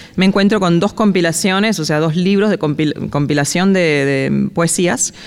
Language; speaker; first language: Spanish; native; Spanish